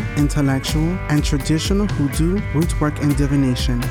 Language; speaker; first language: English; native; English